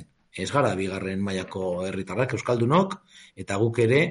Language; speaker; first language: Basque; native; Basque